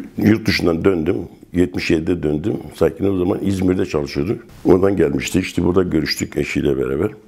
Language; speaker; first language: Turkish; non-native, local second language; Kurdish